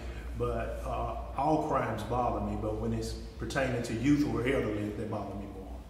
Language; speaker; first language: English; native; English